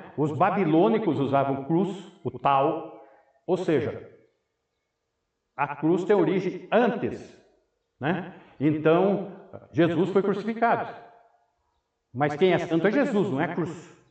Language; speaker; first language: Portuguese; native; Portuguese